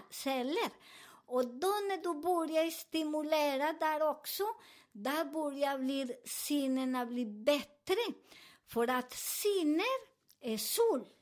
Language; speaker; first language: Swedish; non-native, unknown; Spanish